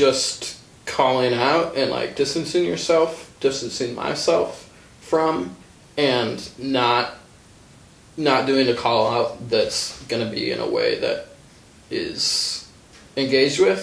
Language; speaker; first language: English; native; English